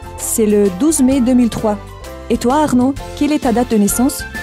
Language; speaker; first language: French; non-native, learner; Azerbaijani